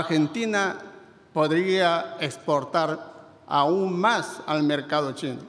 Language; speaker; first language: Spanish; non-native, fluent; Chinese